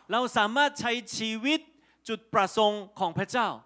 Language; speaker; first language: Thai; non-native, fluent; Korean